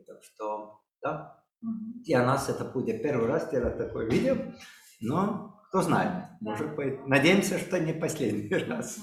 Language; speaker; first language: Russian; non-native, local second language; Estonian